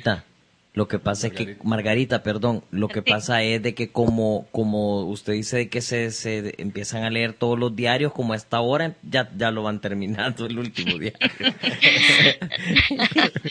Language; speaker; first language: Spanish; native; Spanish